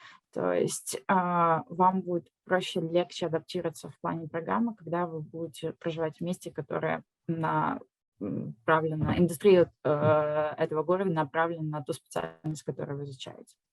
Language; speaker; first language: Russian; native; Russian